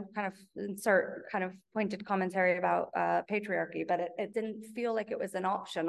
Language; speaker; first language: English; native; English